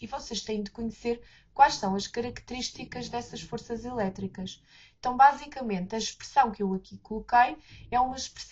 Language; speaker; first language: Portuguese; native; Portuguese